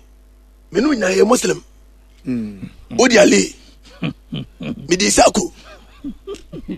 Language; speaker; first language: English; non-native, local second language; Akan